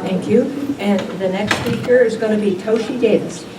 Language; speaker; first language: English; native; English